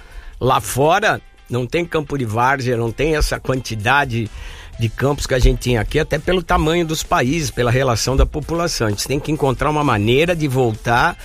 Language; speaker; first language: Portuguese; native; Portuguese